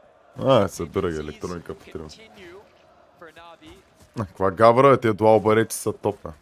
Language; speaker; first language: Bulgarian; native; Bulgarian